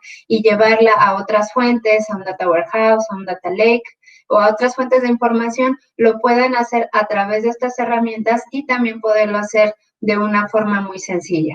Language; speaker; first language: Spanish; native; Spanish